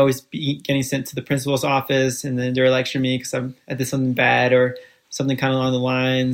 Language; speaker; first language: English; early bilingual, other home language; Spanish